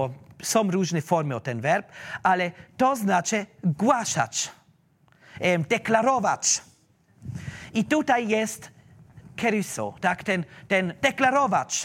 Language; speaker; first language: Polish; non-native, learner; German